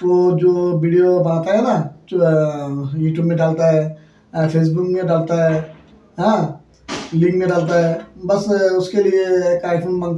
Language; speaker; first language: Hindi; non-native, fluent; Bangla